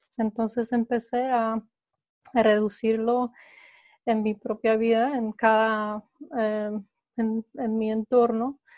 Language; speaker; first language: Spanish; non-native, fluent; Polish